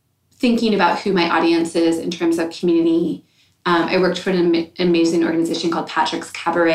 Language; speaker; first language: English; native; English